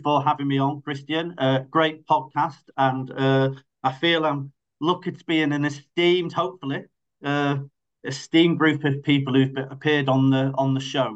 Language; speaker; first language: English; native; English